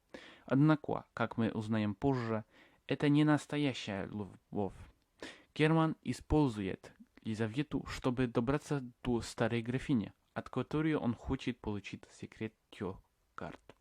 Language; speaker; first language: Russian; non-native, learner; English